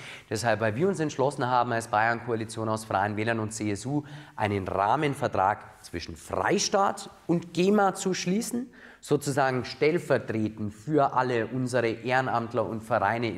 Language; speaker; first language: German; native; German